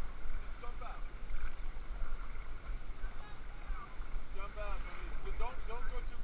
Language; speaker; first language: English; native; English